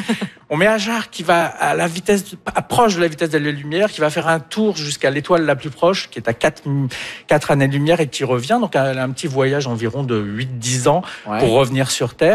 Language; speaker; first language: French; native; French